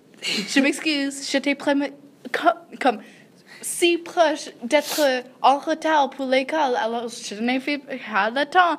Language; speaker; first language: French; non-native, learner; English